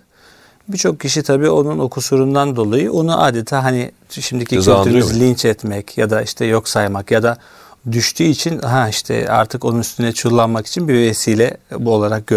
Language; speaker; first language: Turkish; native; Turkish